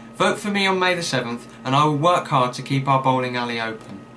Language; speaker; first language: English; native; English